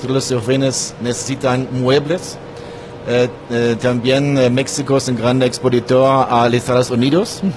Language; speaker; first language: Spanish; non-native, learner; German